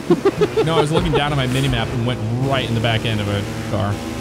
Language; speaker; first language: English; native; English